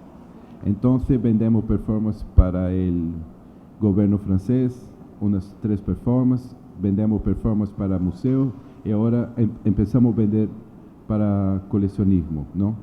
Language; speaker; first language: Spanish; non-native, learner; Portuguese